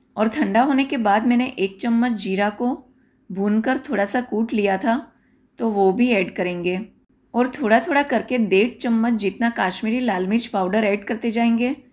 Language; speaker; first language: Hindi; non-native, local second language; Gujarati